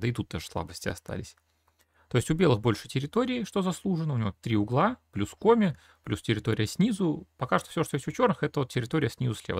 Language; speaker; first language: Russian; native; Russian